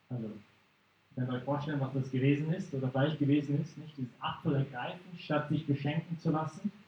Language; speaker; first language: German; non-native, fluent; English